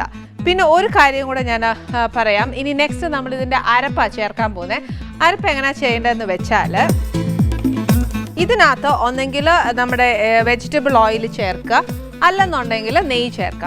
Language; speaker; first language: Malayalam; native; Malayalam